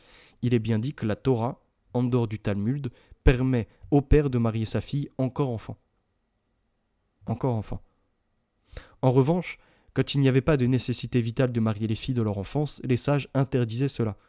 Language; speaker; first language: French; native; French